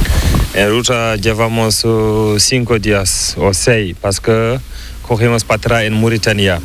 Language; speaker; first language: Spanish; non-native, learner; Fula